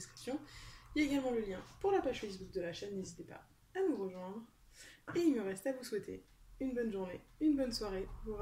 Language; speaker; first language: French; native; French